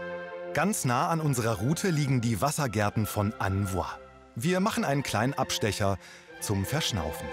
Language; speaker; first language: German; native; German